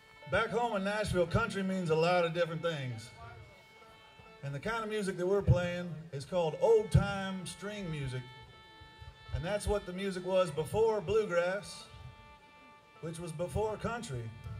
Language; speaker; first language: English; native; English